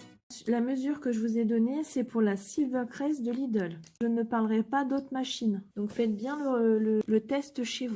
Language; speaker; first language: French; native; French